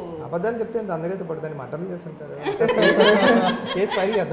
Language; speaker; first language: Telugu; native; Telugu